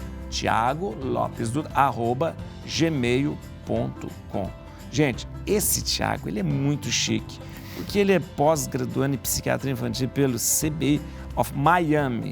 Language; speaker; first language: Portuguese; native; Portuguese